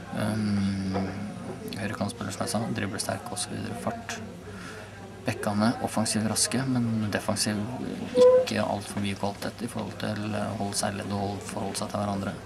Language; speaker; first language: Norwegian; native; Norwegian